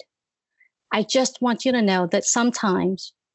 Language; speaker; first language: English; early bilingual, other home language; Khmer